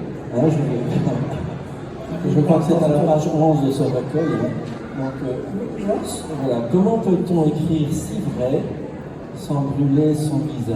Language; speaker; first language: French; native; French